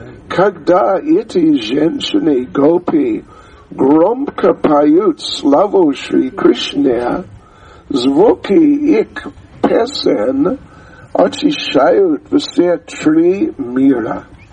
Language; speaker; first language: Russian; non-native, learner; English